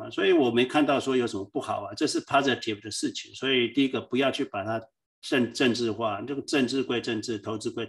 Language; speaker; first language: Chinese; native; Chinese